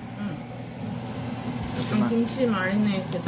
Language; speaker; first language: Korean; non-native, learner; English